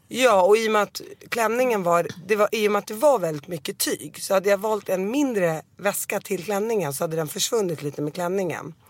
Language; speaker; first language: Swedish; early bilingual, other home language; Arabic